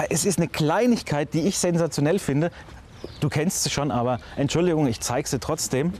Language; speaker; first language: German; native; German